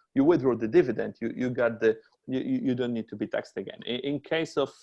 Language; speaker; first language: English; non-native, fluent; Polish